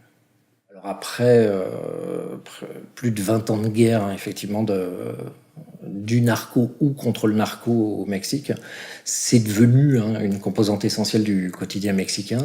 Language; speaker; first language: French; native; French